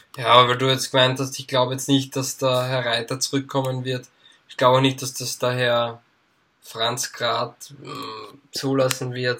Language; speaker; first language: German; native; German